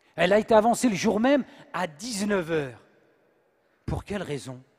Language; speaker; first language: French; native; French